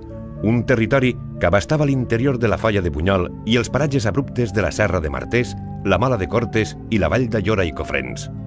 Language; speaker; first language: Catalan; native; Catalan